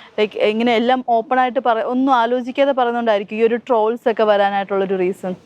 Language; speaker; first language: Malayalam; native; Malayalam